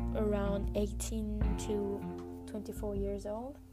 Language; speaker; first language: English; non-native, fluent; French